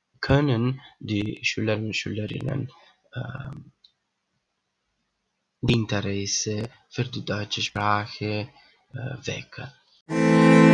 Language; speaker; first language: German; non-native, learner; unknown